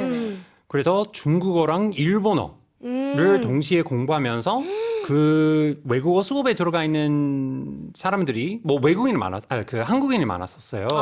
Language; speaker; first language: Korean; non-native, fluent; English